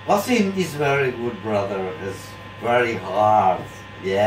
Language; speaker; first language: English; non-native, learner; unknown